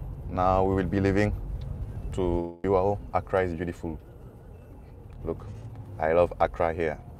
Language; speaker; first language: English; non-native, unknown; French